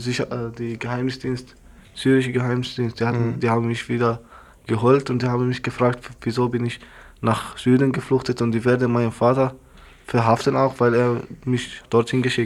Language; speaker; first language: German; non-native, learner; Arabic